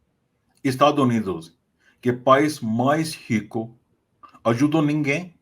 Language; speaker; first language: Portuguese; non-native, fluent; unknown